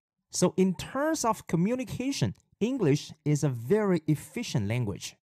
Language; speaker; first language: English; non-native, fluent; Chinese